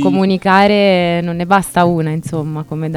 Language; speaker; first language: Italian; native; Italian